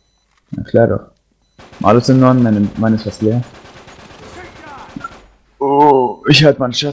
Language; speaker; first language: German; native; German